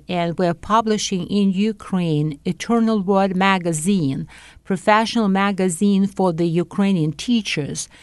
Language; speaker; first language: English; non-native, fluent; Latvian